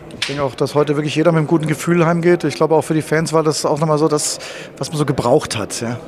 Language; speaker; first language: German; native; German